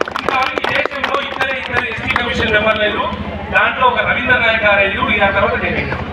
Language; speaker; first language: Telugu; non-native, local second language; Lambadi